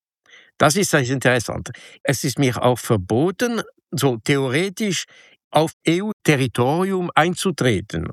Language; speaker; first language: German; non-native, local second language; French